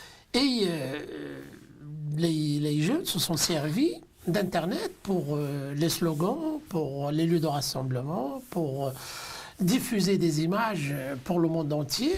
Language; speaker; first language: French; non-native, local second language; Arabic